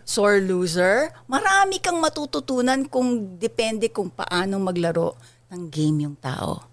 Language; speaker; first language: Filipino; native; Filipino